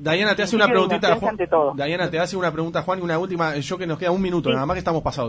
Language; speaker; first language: Spanish; native; Spanish